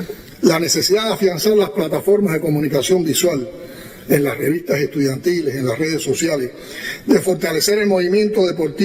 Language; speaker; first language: Spanish; native; Spanish